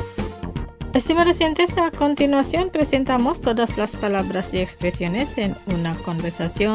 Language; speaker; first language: Spanish; non-native, fluent; Indonesian